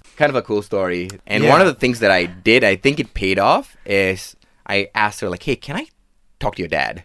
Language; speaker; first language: English; non-native, local second language; Tamil